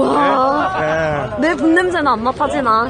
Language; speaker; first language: Korean; native; Korean